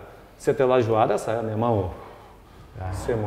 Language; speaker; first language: Indonesian; non-native, fluent; Portuguese